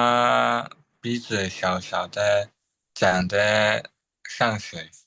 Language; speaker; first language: Chinese; non-native, learner; Burmese